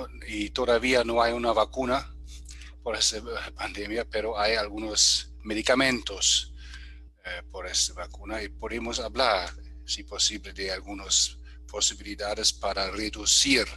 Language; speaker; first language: Spanish; non-native, fluent; German